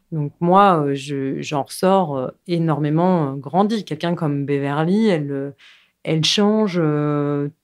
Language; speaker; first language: French; native; French